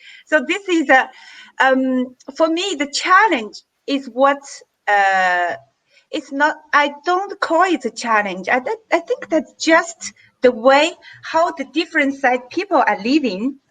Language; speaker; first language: English; non-native, fluent; Chinese